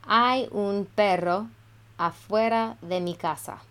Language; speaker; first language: Spanish; non-native, fluent; English